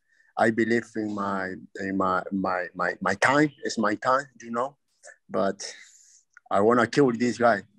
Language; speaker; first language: English; non-native, learner; Spanish